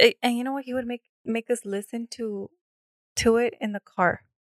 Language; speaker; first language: English; early bilingual, other home language; Spanish